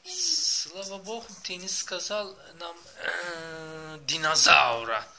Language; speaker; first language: Russian; non-native, learner; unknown